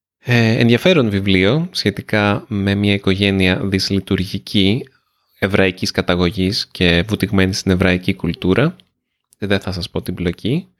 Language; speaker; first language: Greek; native; Greek